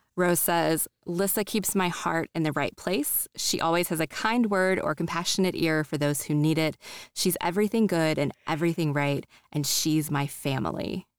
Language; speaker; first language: English; native; English